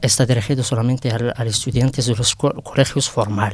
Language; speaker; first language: Spanish; non-native, fluent; Arabic